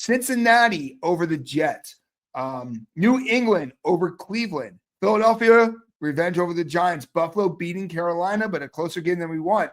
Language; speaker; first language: English; native; English